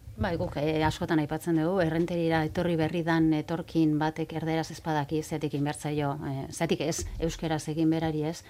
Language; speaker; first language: Basque; native; Basque